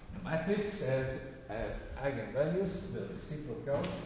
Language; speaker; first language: English; non-native, fluent; Italian